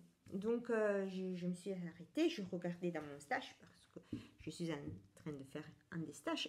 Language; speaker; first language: French; non-native, fluent; Italian